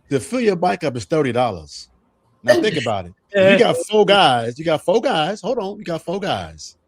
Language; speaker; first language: English; native; English